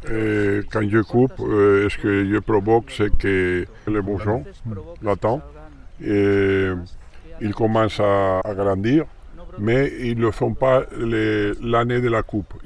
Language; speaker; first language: French; non-native, learner; Spanish